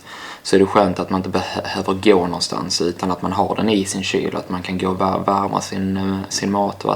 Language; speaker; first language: Swedish; native; Swedish